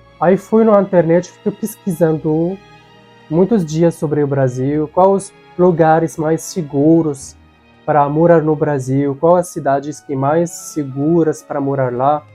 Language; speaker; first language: Portuguese; non-native, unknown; Arabic